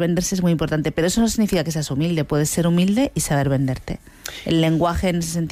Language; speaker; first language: Spanish; native; Spanish